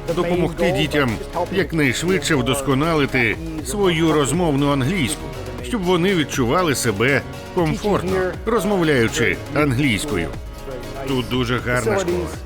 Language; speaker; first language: Ukrainian; non-native, fluent; English